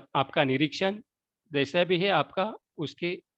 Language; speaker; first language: Hindi; non-native, local second language; Marathi